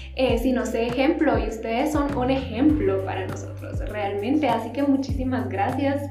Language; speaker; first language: Spanish; native; Spanish